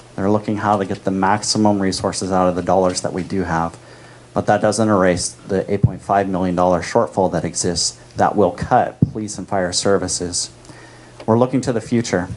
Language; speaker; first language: English; native; English